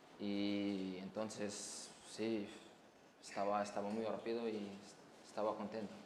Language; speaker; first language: Spanish; non-native, learner; French